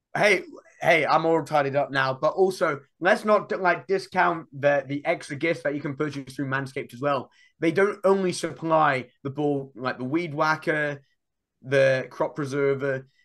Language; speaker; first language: English; native; English